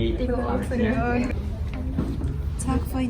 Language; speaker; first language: Danish; non-native, learner; Japanese